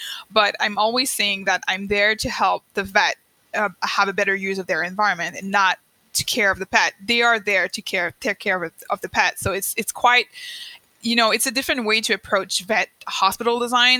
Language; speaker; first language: English; non-native, fluent; French